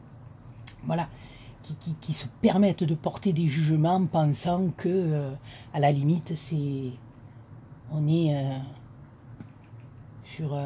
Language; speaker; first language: French; native; French